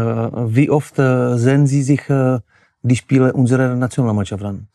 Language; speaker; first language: German; non-native, fluent; Czech